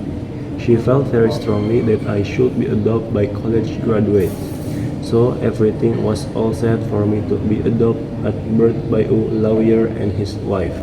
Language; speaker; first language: English; non-native, learner; Indonesian